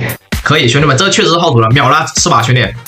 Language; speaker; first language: Chinese; native; Chinese